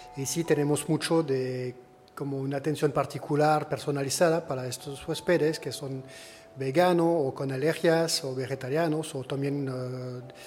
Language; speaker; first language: Spanish; non-native, fluent; French